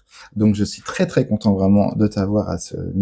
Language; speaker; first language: French; native; French